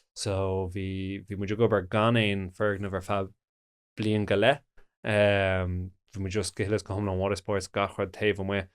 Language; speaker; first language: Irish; non-native, local second language; English